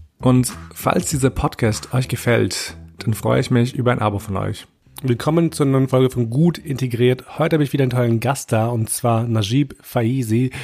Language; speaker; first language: German; native; German